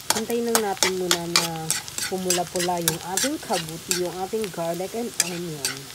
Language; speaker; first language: Filipino; non-native, local second language; Hiligaynon